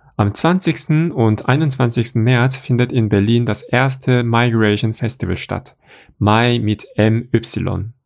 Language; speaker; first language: German; non-native, fluent; Korean